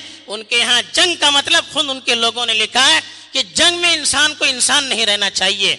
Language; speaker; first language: Urdu; native; Urdu